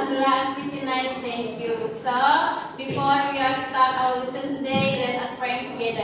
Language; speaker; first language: English; non-native, learner; Indonesian